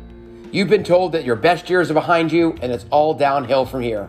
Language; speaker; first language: English; native; English